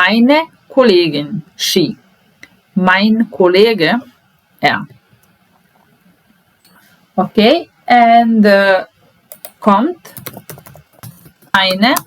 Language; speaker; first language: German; non-native, fluent; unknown